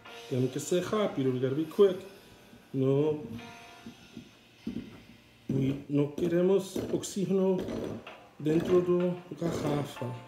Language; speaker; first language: Portuguese; non-native, learner; English